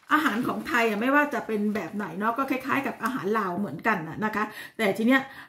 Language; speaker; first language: Thai; native; Thai